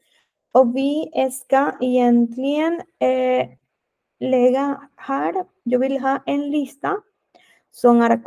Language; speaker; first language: Swedish; non-native, fluent; Spanish